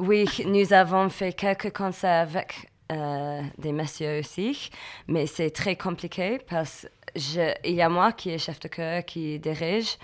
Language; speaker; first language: French; non-native, learner; English